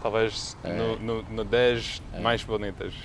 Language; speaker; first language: Portuguese; non-native, learner; English